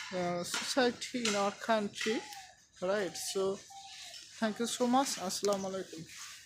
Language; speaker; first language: English; non-native, local second language; Bangla